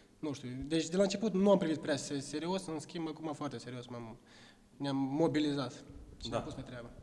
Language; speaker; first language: Romanian; native; Romanian